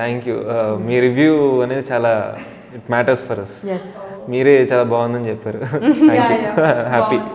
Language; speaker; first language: Telugu; native; Telugu